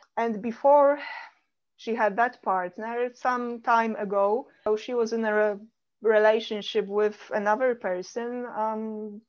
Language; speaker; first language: English; non-native, fluent; Polish